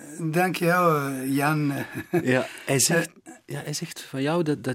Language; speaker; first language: Dutch; non-native, local second language; Italian